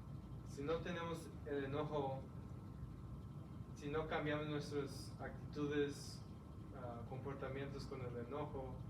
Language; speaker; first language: Spanish; early bilingual, heritage; Spanish